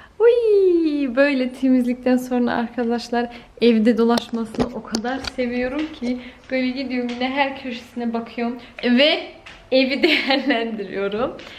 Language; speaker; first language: Turkish; early bilingual, heritage; Turkish